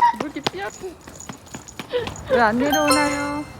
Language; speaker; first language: Korean; native; Korean